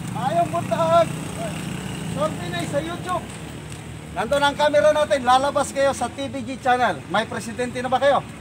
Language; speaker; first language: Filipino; non-native, local second language; Iloko